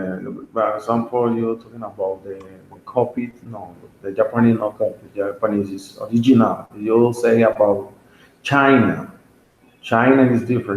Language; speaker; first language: English; non-native, learner; Spanish